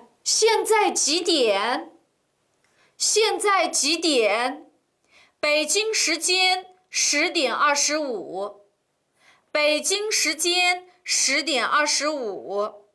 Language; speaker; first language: Chinese; non-native, local second language; Uyghur